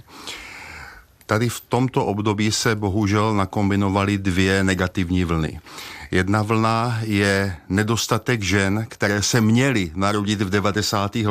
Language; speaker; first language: Czech; native; Czech